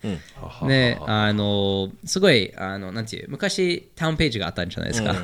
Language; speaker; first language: Japanese; non-native, fluent; English